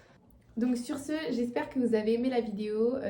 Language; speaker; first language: French; native; French